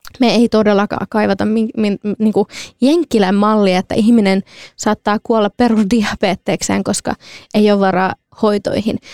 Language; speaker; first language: Finnish; early bilingual, other home language; Kurdish